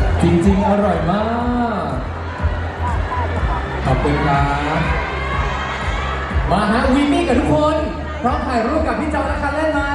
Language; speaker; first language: Thai; native; Thai